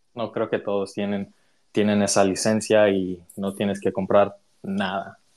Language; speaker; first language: Spanish; early bilingual, other home language; English